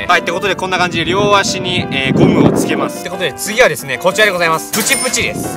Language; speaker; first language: Japanese; native; Japanese